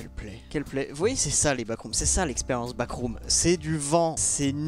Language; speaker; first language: French; native; French